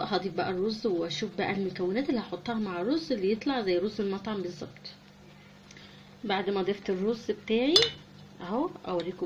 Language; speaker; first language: Arabic; native; Arabic